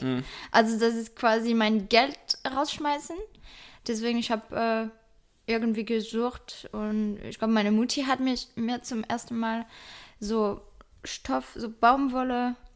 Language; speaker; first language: German; non-native, fluent; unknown